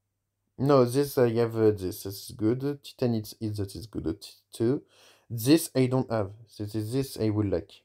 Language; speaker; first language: English; non-native, learner; French